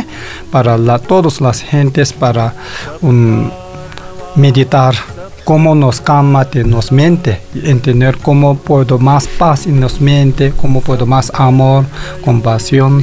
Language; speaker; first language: Spanish; non-native, learner; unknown